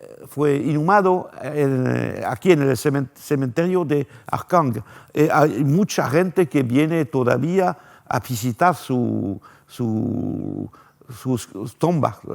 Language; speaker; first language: Spanish; non-native, fluent; French